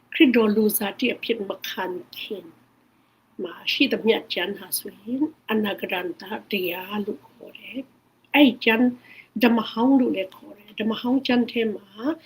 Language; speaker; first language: Burmese; non-native, local second language; Hakha Chin